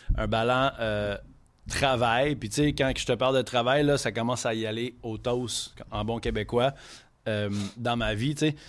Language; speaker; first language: French; native; French